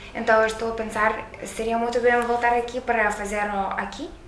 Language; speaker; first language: Portuguese; non-native, learner; Lithuanian